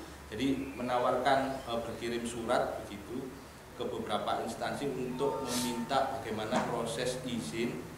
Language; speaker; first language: Indonesian; native; Indonesian